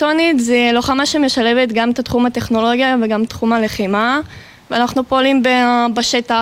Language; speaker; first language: Hebrew; non-native, fluent; Russian